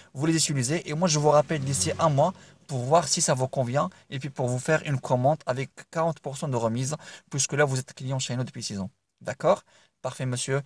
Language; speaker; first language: French; non-native, local second language; Arabic